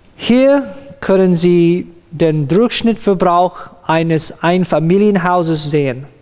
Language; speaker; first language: German; non-native, learner; Cantonese